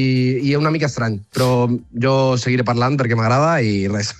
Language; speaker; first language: Catalan; non-native, learner; Spanish